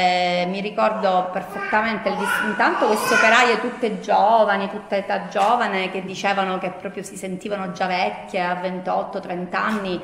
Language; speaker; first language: Italian; native; Italian